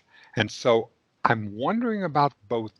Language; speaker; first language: English; native; English